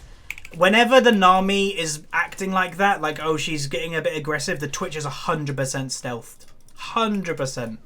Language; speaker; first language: English; native; English